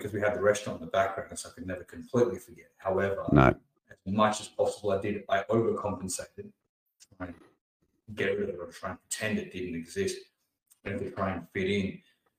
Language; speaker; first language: English; early bilingual, other home language; Punjabi